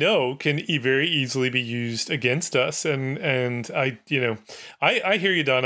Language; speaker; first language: English; native; English